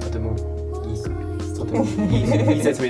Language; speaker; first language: Japanese; non-native, learner; English